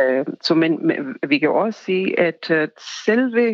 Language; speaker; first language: Danish; non-native, fluent; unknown